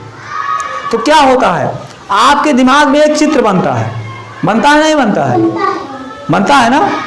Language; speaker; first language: Hindi; native; Hindi